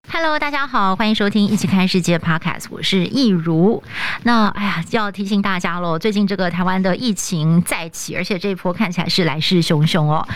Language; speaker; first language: Chinese; native; Chinese